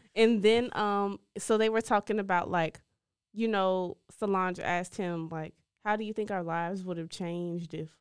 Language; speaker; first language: English; native; English